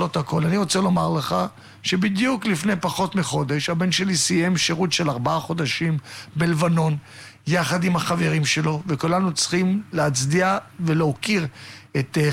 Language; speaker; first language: Hebrew; native; Hebrew